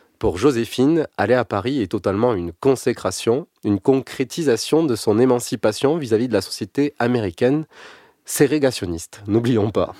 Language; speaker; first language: French; native; French